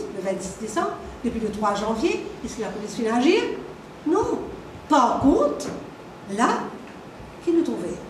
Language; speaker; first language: French; non-native, local second language; Morisyen